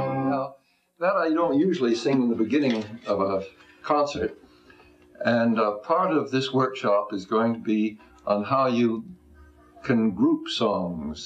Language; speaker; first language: English; native; English